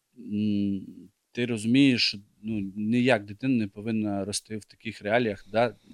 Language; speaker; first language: Ukrainian; native; Ukrainian